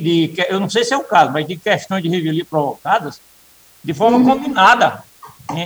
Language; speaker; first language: Portuguese; native; Portuguese